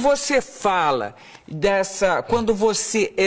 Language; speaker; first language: Portuguese; native; Portuguese